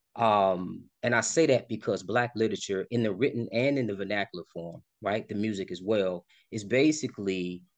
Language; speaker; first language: English; native; English